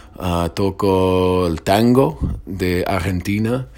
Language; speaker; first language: Spanish; non-native, fluent; English